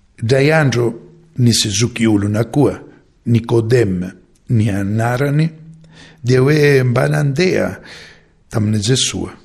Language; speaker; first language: Malagasy; non-native, fluent; Maltese